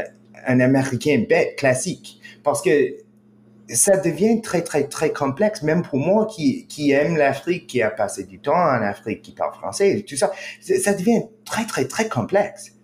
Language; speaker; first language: French; non-native, fluent; English